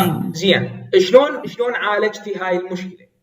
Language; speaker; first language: Arabic; native; Arabic